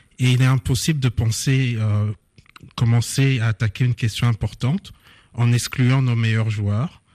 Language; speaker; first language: French; non-native, local second language; Lingala